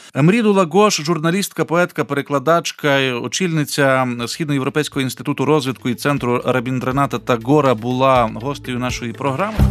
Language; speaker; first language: Ukrainian; native; Ukrainian